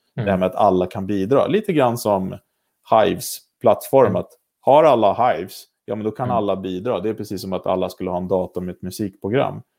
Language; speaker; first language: Swedish; native; Swedish